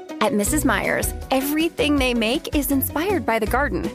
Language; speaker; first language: English; native; English